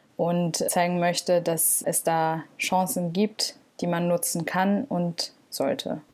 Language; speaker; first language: German; early bilingual, other home language; Turkish